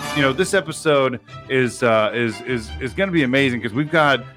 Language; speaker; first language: English; native; English